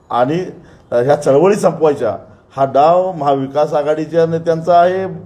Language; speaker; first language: Marathi; native; Marathi